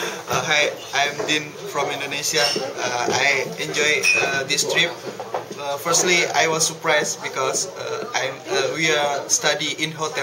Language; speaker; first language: English; non-native, learner; Indonesian